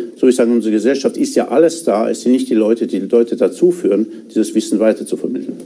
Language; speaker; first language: German; non-native, fluent; Romanian